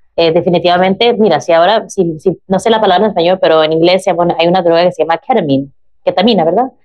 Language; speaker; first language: Spanish; early bilingual, heritage; Spanish